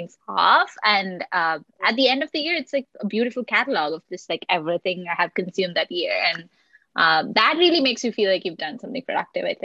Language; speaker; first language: English; non-native, local second language; Sinhala